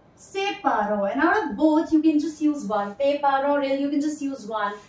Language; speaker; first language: English; non-native, local second language; Hindi